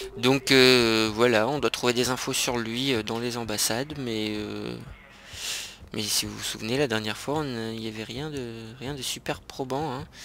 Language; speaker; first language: French; native; French